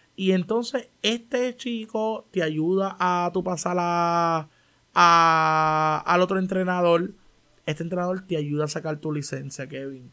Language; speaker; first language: Spanish; native; Spanish